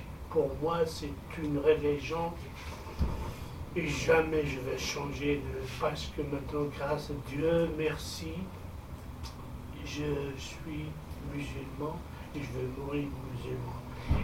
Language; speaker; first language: French; non-native, fluent; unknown